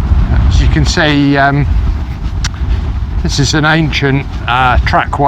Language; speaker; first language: English; native; English